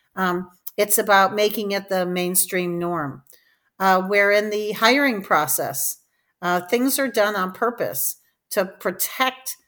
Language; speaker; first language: English; native; English